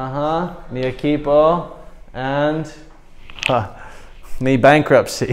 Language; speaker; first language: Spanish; non-native, learner; English